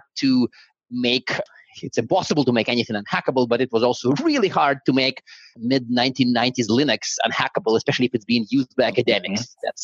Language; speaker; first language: English; non-native, fluent; Russian